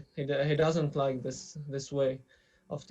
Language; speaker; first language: English; non-native, learner; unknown